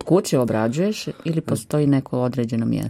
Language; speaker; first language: Serbian; native; Serbian